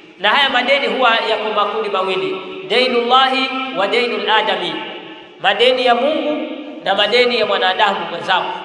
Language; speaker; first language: Swahili; native; Swahili